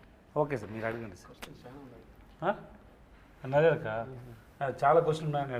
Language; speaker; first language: Telugu; non-native, learner; Tamil